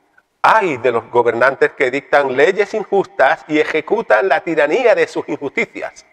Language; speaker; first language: Spanish; native; Spanish